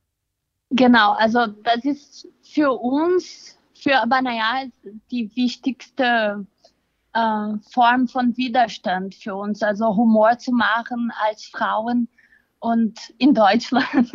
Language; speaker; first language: German; non-native, fluent; Portuguese